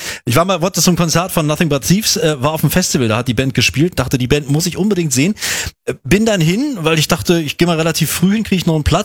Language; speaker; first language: German; native; German